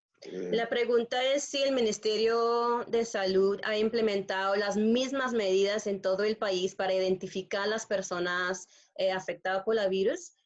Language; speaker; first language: Spanish; non-native, fluent; English